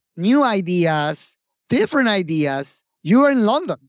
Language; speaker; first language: English; non-native, fluent; Spanish